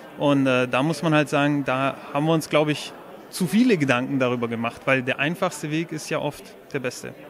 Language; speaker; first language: German; native; German